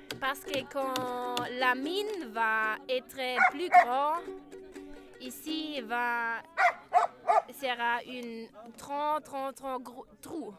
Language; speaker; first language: French; non-native, learner; German